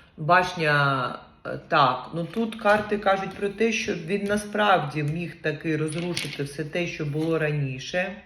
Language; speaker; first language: Ukrainian; non-native, local second language; Russian